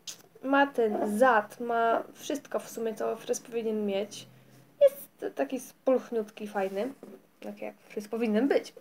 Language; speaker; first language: Polish; native; Polish